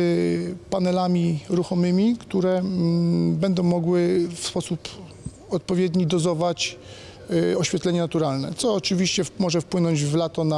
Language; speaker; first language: Polish; native; Polish